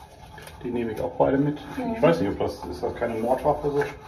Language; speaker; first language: German; native; German